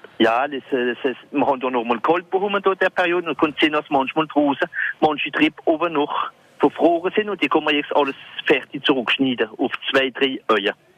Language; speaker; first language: German; non-native, local second language; French